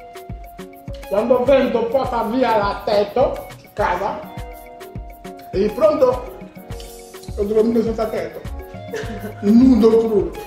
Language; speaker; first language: Italian; non-native, learner; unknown